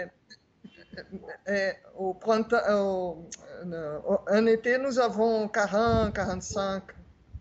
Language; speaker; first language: French; non-native, fluent; Portuguese